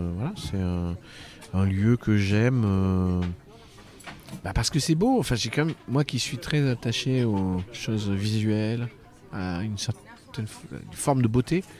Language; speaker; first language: French; native; French